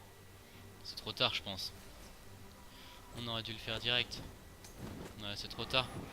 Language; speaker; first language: French; native; French